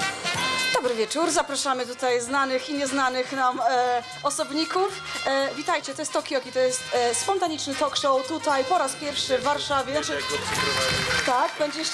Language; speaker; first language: Polish; native; Polish